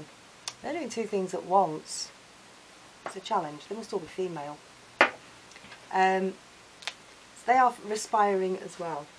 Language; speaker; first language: English; native; English